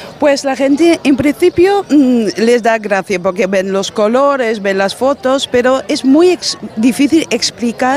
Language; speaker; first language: Spanish; non-native, fluent; Dutch